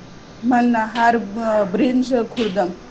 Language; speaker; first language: Persian; non-native, learner; Urdu